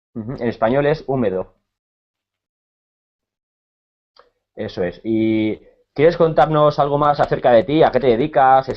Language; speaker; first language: Spanish; native; Spanish